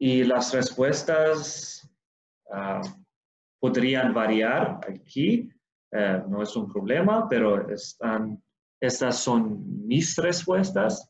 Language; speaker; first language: Spanish; non-native, fluent; Swedish